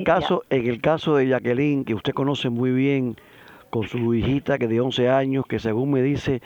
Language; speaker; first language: Spanish; native; Spanish